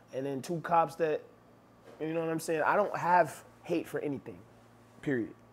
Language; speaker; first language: English; native; English